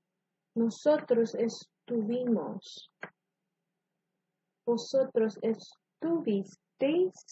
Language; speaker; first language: Spanish; non-native, fluent; English